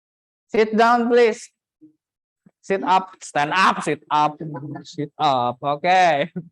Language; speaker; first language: English; non-native, fluent; Indonesian